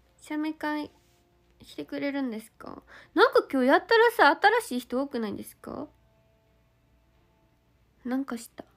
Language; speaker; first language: Japanese; native; Japanese